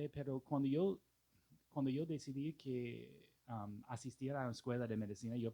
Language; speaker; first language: Spanish; non-native, fluent; English